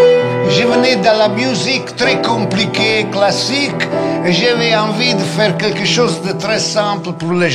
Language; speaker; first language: French; non-native, fluent; Italian